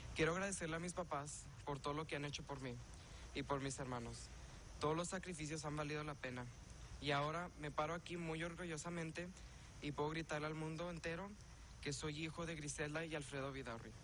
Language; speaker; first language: Spanish; early bilingual, heritage; Spanish